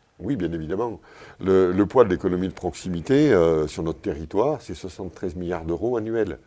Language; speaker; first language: French; native; French